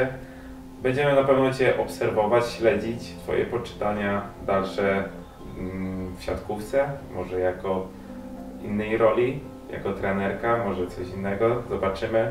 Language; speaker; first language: Polish; native; Polish